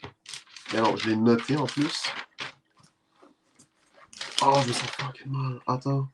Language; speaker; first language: French; native; French